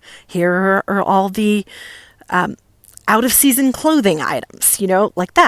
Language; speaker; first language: English; native; English